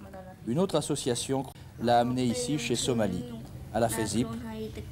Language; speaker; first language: French; native; French